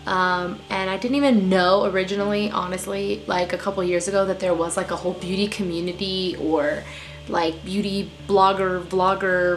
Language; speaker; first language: English; native; English